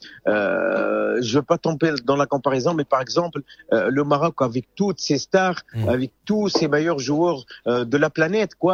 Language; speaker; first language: French; non-native, local second language; Arabic